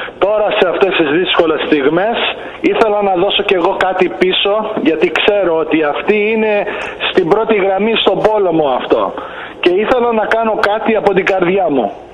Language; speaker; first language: Greek; early bilingual, heritage; Greek